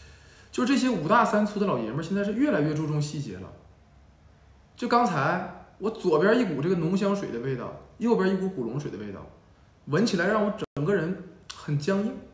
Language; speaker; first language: Chinese; native; Chinese